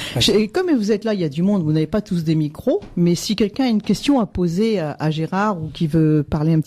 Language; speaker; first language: French; native; French